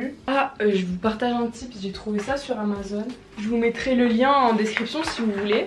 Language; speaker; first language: French; native; French